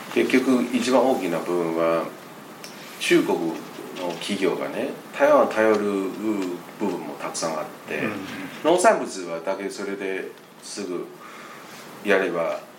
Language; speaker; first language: Japanese; non-native, fluent; Chinese